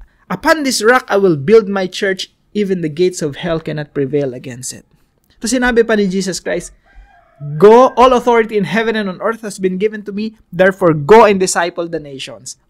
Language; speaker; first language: English; non-native, local second language; Filipino